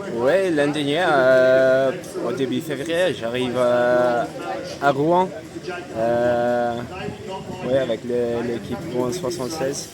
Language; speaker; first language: French; non-native, learner; English